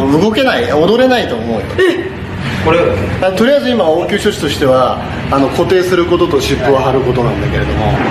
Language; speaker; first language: Japanese; native; Japanese